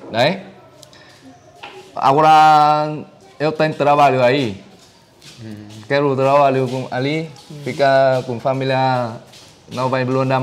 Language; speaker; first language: Portuguese; non-native, learner; Vietnamese